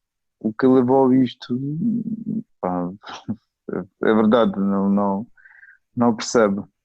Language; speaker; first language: Portuguese; non-native, fluent; Ukrainian